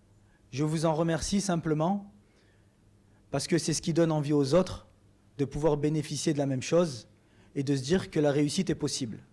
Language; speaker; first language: French; native; French